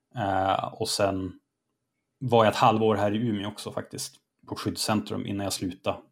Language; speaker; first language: Swedish; native; Swedish